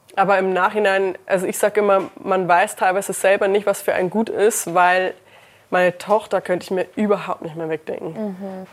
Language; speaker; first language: German; early bilingual, other home language; English